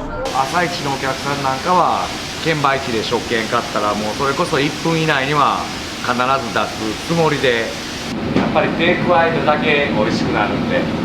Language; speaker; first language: Japanese; native; Japanese